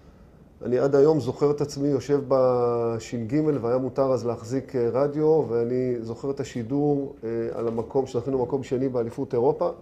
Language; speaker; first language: Hebrew; native; Hebrew